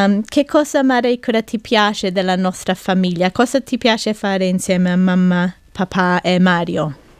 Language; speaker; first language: Italian; non-native, fluent; English